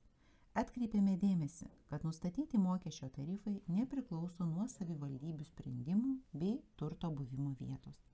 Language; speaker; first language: Lithuanian; native; Lithuanian